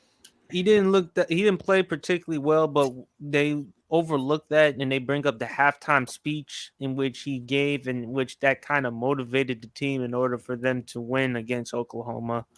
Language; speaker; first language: English; native; English